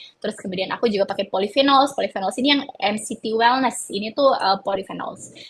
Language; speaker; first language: Indonesian; native; Indonesian